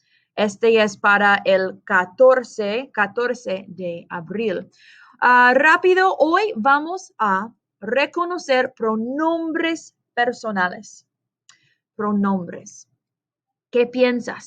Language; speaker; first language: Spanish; non-native, fluent; English